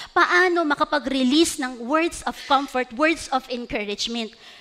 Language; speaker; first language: English; non-native, local second language; Filipino